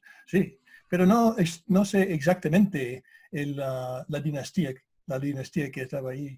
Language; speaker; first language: Spanish; non-native, fluent; English